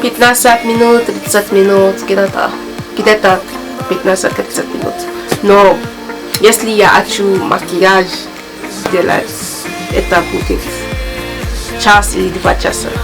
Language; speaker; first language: Russian; non-native, learner; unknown